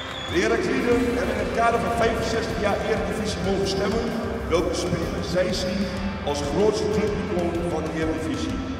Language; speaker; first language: Dutch; native; Dutch